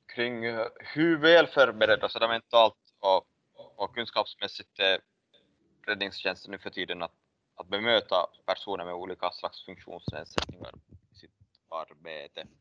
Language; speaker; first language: Swedish; native; Swedish